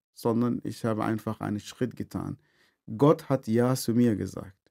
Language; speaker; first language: German; non-native, fluent; Arabic